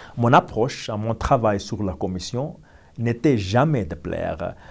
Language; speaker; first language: French; non-native, learner; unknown